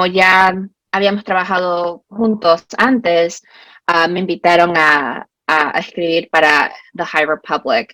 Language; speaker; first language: Spanish; early bilingual, heritage; Spanish